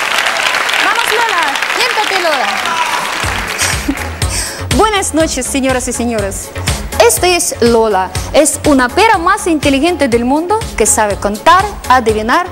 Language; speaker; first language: Spanish; non-native, learner; Russian